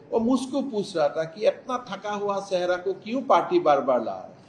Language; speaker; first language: Hindi; non-native, local second language; Assamese